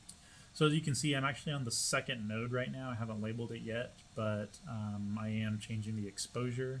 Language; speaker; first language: English; native; English